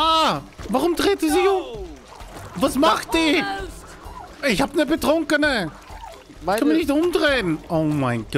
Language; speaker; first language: German; native; German